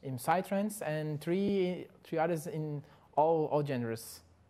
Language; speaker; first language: English; non-native, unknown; Portuguese